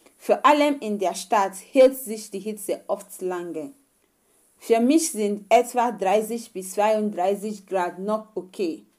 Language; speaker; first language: German; non-native, fluent; Igbo